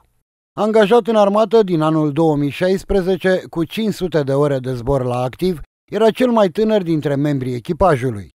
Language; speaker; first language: Romanian; native; Romanian